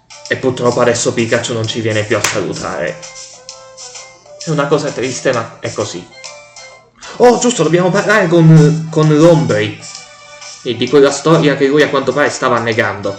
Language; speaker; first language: Italian; native; Italian